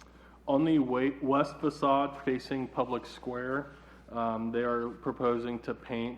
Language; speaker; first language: English; native; English